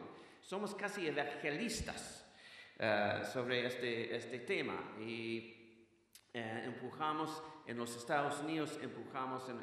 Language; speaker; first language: Spanish; non-native, fluent; English